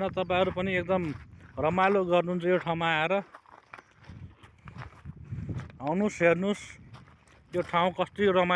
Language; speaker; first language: Nepali; non-native, local second language; Maithili